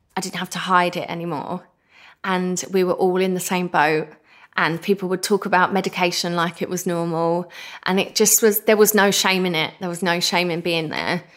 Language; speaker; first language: English; native; English